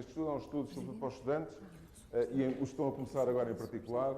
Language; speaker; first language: Portuguese; native; Portuguese